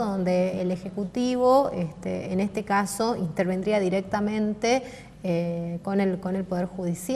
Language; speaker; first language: Spanish; native; Spanish